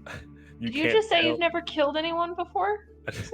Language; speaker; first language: English; native; English